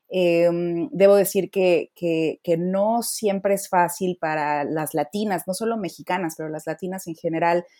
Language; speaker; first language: Spanish; native; Spanish